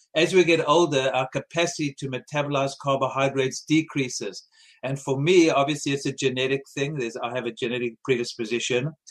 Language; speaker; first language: English; native; English